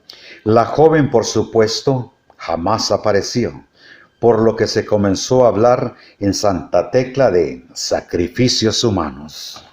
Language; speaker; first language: Spanish; native; Spanish